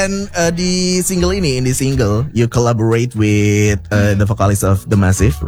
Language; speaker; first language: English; non-native, fluent; Indonesian